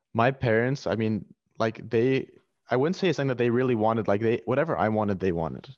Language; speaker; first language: English; native; English